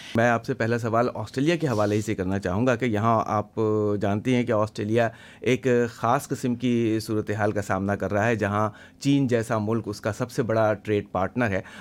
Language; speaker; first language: Urdu; native; Urdu